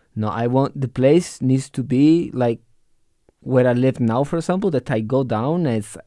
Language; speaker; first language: English; non-native, fluent; Italian